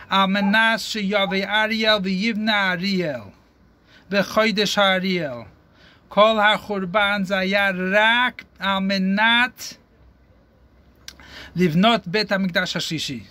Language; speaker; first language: Hebrew; non-native, fluent; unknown